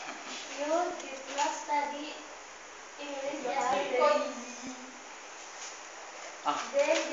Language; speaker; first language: English; non-native, learner; Indonesian